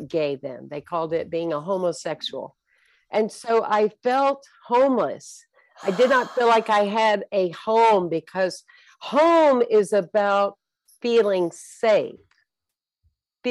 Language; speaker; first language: English; native; English